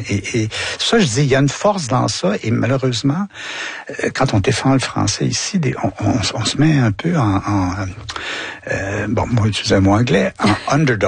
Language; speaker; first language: French; native; French